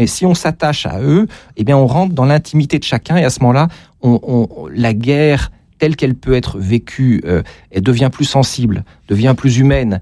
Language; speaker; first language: French; native; French